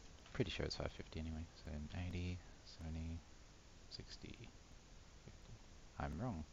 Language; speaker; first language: English; native; English